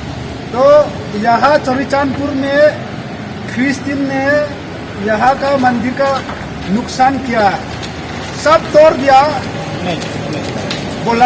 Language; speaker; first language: Hindi; non-native, local second language; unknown